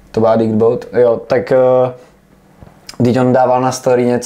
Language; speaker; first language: Czech; native; Czech